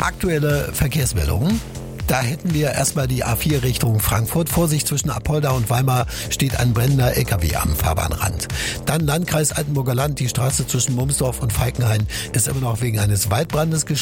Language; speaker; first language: German; native; German